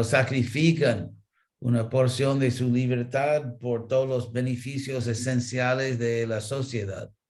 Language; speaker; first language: Spanish; non-native, fluent; English